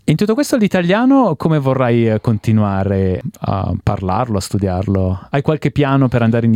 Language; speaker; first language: Italian; native; Italian